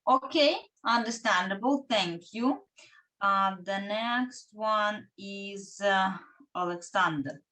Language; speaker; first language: English; non-native, fluent; Ukrainian